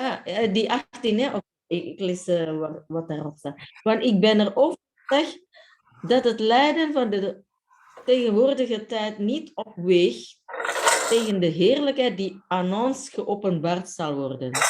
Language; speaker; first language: Dutch; non-native, fluent; Indonesian